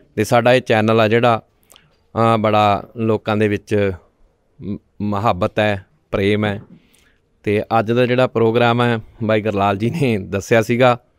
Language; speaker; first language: Punjabi; native; Punjabi